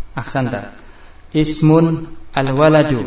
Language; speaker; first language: Arabic; non-native, fluent; Indonesian